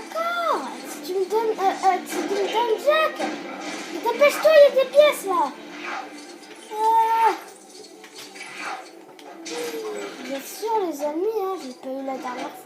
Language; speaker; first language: French; native; French